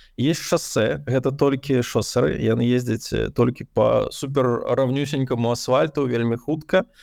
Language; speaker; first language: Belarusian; non-native, local second language; Russian